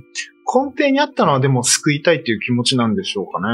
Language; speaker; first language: Japanese; native; Japanese